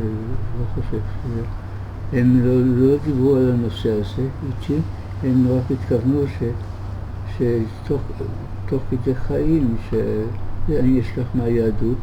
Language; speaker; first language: Hebrew; early bilingual, other home language; German